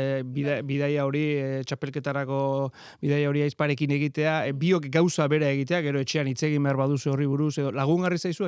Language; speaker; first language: Basque; native; Basque